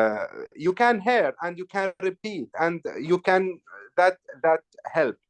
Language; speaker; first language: English; non-native, learner; Arabic